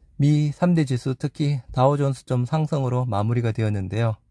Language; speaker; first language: Korean; native; Korean